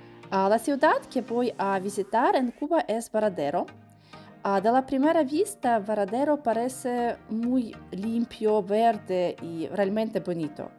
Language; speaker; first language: Spanish; non-native, fluent; Russian